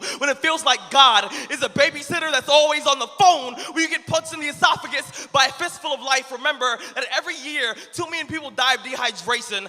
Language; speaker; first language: English; native; English